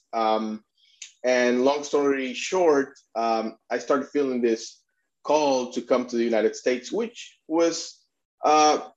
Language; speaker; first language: English; non-native, fluent; Spanish